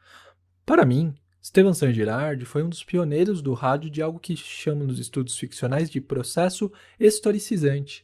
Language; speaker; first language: Portuguese; native; Portuguese